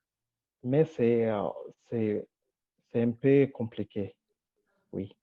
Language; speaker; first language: French; non-native, local second language; Rundi